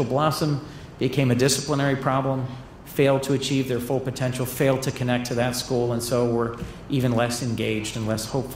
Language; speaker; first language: English; native; English